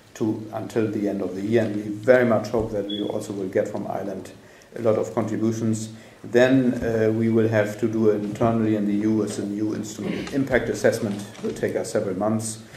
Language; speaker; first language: English; non-native, fluent; German